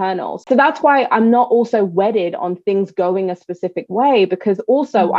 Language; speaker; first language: English; native; English